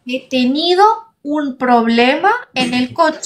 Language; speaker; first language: Spanish; non-native, fluent; Arabic